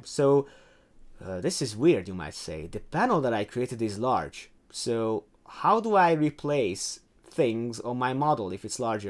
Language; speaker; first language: English; non-native, fluent; Hungarian